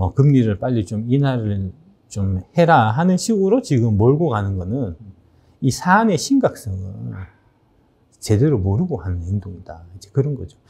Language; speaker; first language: Korean; native; Korean